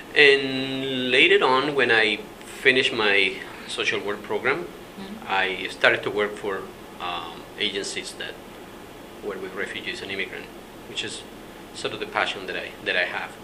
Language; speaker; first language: English; non-native, fluent; Spanish